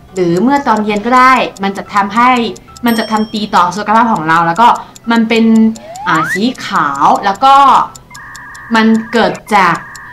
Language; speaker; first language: Thai; non-native, fluent; Chinese